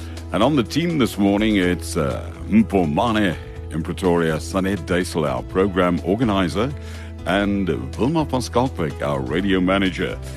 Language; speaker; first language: English; non-native, local second language; Afrikaans